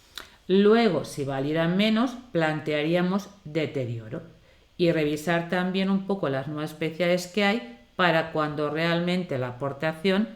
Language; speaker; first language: Spanish; native; Spanish